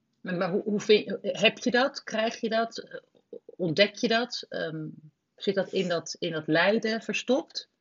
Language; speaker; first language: Dutch; native; Dutch